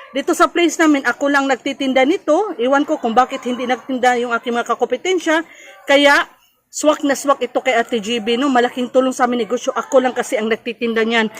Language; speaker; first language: Filipino; non-native, local second language; Cebuano